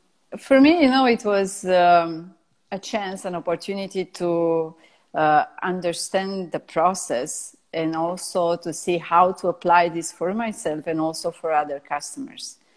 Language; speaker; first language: English; non-native, fluent; Romanian